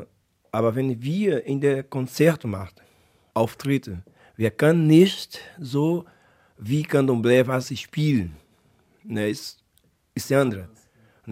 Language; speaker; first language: German; non-native, learner; Portuguese